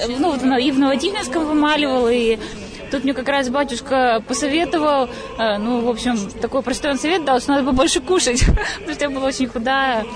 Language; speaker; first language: Russian; native; Russian